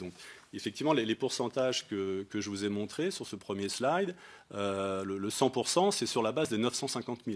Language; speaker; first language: French; native; French